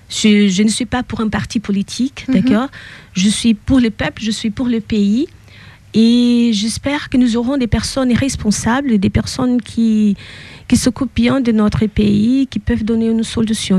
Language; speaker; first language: French; non-native, fluent; Portuguese